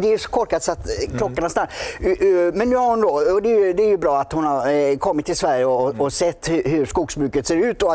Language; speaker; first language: Swedish; native; Swedish